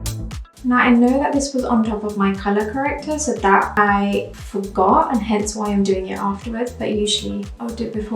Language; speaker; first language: English; native; English